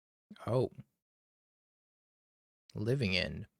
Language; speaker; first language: English; native; English